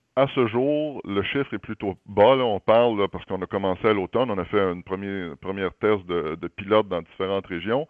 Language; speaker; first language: French; native; French